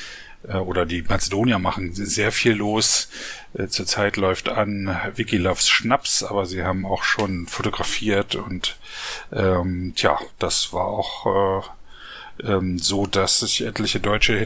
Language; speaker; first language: German; native; German